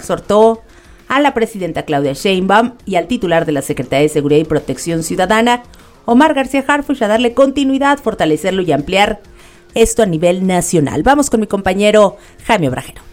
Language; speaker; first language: Spanish; native; Spanish